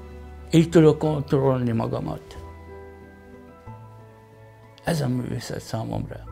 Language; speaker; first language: Hungarian; non-native, fluent; Arabic